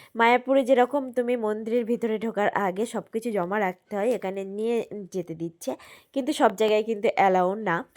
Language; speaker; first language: Bangla; native; Bangla